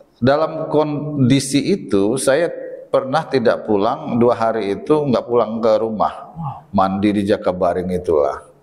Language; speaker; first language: Indonesian; native; Indonesian